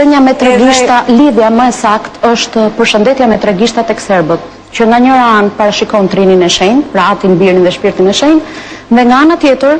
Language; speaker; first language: Albanian; native; Albanian